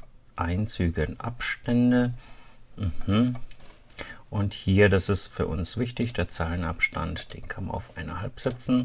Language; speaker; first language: German; native; German